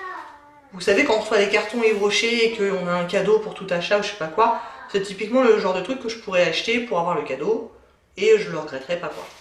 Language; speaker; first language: French; native; French